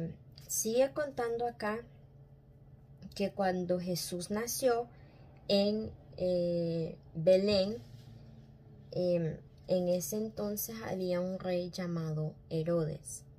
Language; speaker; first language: Spanish; native; Spanish